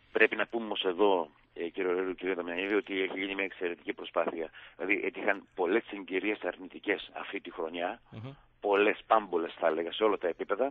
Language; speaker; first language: Greek; native; Greek